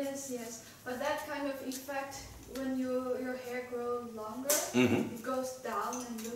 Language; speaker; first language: English; non-native, fluent; Chinese